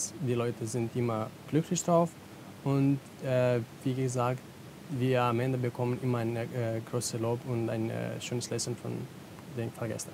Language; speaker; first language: German; non-native, learner; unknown